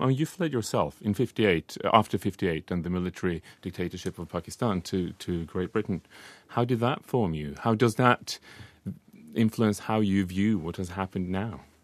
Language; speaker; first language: English; non-native, fluent; Norwegian